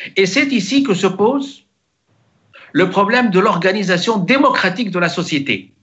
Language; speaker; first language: French; non-native, local second language; Arabic